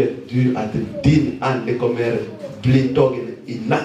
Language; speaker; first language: Swedish; non-native, fluent; Lingala